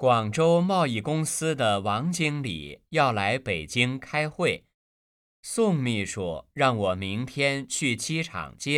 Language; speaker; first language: Chinese; native; Chinese